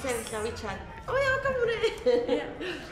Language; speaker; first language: Welsh; native; Welsh